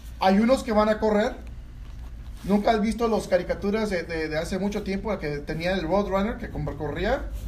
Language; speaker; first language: Spanish; early bilingual, heritage; Spanish